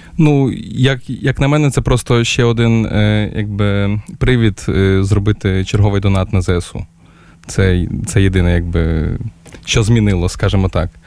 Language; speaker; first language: Ukrainian; native; Ukrainian